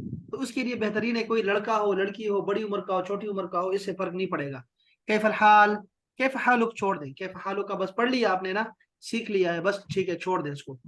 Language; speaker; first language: Urdu; native; Urdu